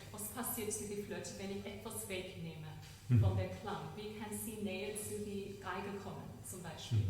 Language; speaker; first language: German; non-native, learner; English